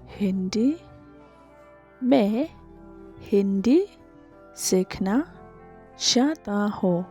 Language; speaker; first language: Hindi; non-native, learner; Khasi